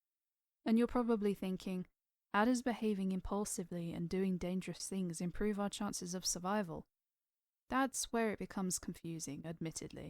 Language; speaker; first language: English; native; English